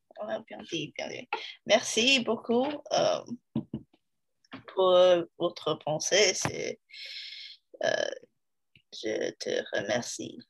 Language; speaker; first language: French; non-native, learner; English